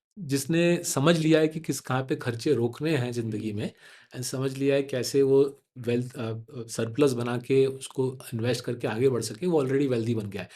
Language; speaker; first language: Hindi; non-native, local second language; Bangla